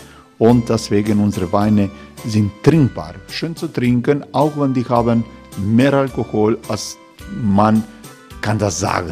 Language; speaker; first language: German; non-native, learner; Croatian